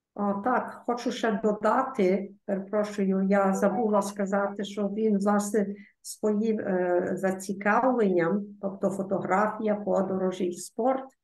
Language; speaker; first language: Ukrainian; early bilingual, heritage; Ukrainian